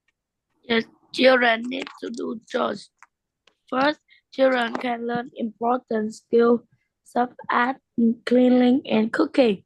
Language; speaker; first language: English; non-native, learner; Vietnamese